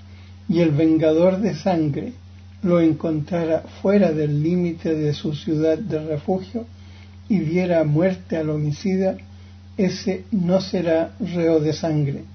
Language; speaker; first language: Spanish; native; Spanish